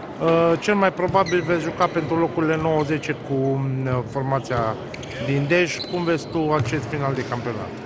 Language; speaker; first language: Romanian; native; Romanian